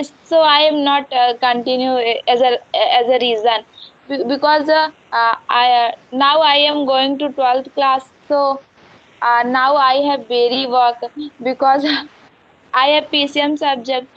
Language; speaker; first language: English; non-native, learner; Hindi